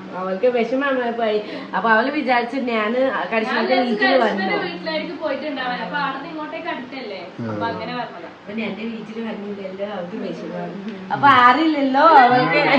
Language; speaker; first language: Malayalam; non-native, learner; Nepali